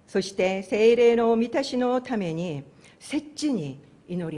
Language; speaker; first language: Japanese; non-native, fluent; Korean